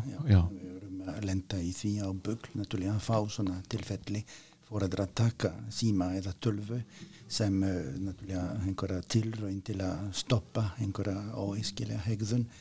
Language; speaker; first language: Icelandic; non-native, fluent; French